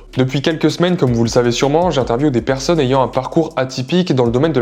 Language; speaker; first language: French; native; French